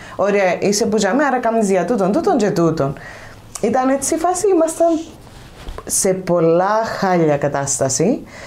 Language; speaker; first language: Greek; native; Greek